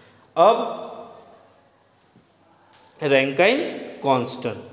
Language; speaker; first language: Hindi; non-native, local second language; Marathi